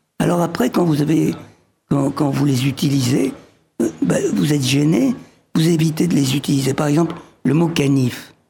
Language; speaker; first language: French; early bilingual, other home language; Arabic